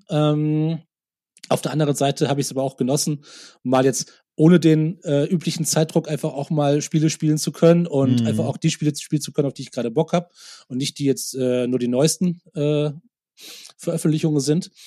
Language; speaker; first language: German; native; German